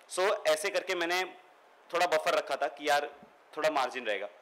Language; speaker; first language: Hindi; native; Hindi